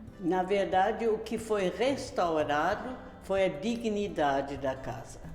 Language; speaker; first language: Portuguese; non-native, fluent; German